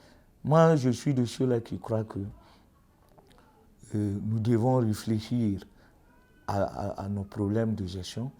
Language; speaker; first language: French; native; French